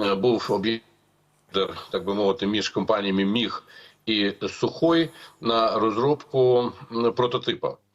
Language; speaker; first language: Ukrainian; non-native, local second language; Russian